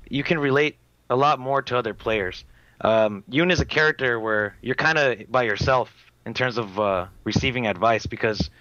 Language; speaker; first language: English; native; English